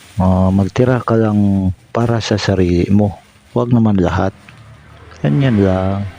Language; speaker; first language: Filipino; non-native, local second language; Cebuano